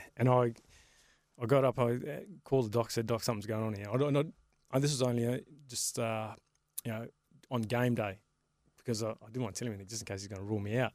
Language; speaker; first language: English; native; English